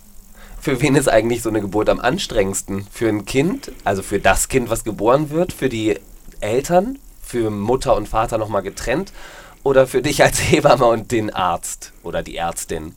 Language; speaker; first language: German; native; German